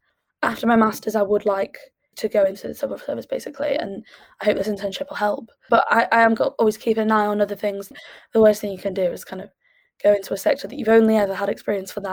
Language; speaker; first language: English; native; English